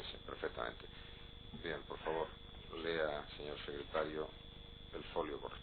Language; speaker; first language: Spanish; native; Spanish